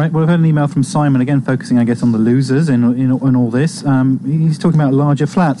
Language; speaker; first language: English; native; English